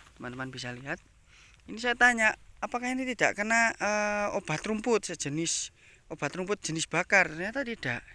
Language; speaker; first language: Indonesian; non-native, local second language; Javanese